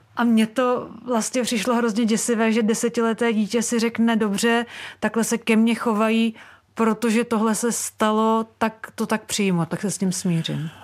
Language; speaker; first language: Czech; native; Czech